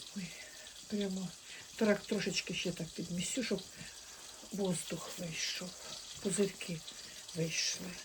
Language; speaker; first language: Ukrainian; non-native, local second language; Russian